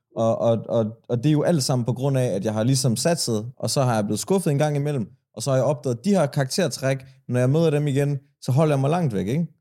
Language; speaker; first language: Danish; early bilingual, other home language; Persian